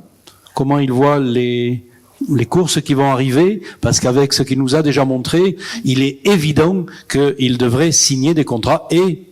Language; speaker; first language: French; native; French